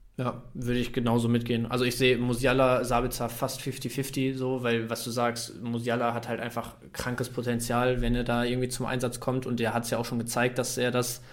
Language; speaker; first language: German; native; German